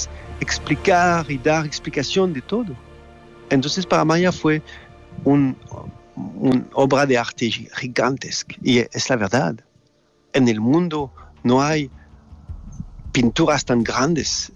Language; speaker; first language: Spanish; non-native, fluent; French